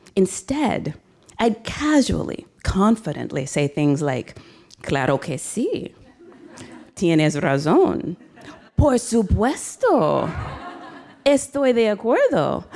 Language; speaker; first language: Spanish; non-native, learner; English